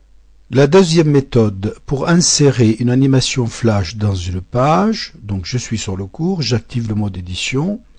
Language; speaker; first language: French; native; French